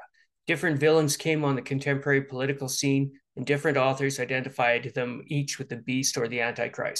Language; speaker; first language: English; native; English